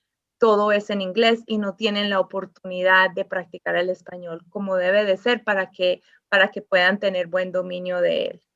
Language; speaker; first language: Spanish; early bilingual, other home language; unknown